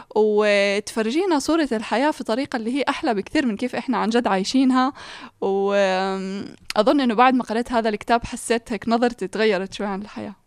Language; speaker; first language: Arabic; native; Arabic